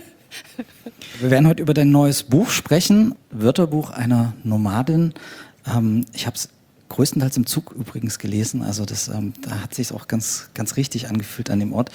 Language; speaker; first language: German; native; German